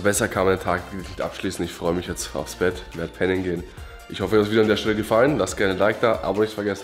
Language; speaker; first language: German; native; German